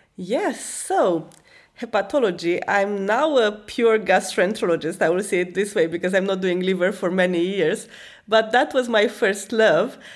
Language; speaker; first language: English; non-native, fluent; Romanian